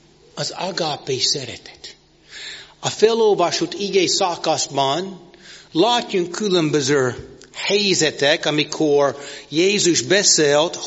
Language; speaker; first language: Hungarian; non-native, fluent; English